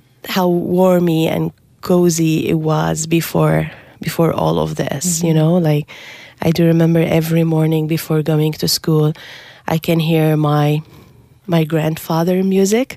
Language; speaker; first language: English; non-native, fluent; Arabic